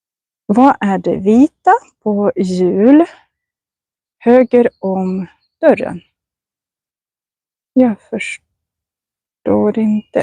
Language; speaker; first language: Swedish; non-native, fluent; Russian